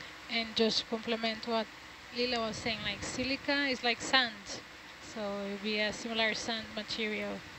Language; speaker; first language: English; non-native, fluent; Portuguese